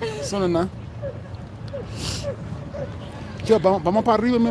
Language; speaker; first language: Spanish; non-native, fluent; English